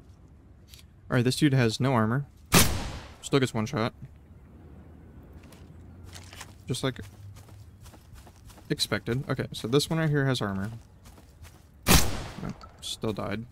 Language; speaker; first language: English; native; English